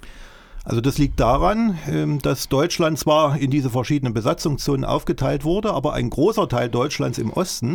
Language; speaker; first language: German; native; German